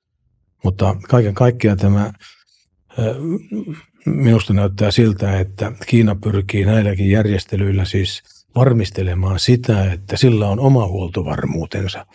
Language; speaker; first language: Finnish; native; Finnish